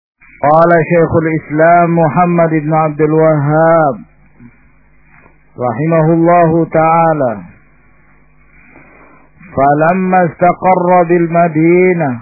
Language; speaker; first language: Arabic; non-native, fluent; Indonesian